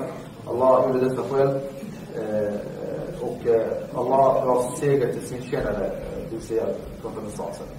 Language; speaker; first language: Swedish; early bilingual, other home language; Arabic